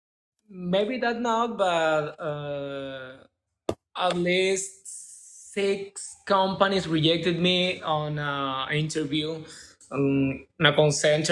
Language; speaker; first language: English; non-native, learner; Spanish